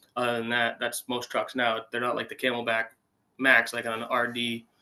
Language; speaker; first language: English; native; English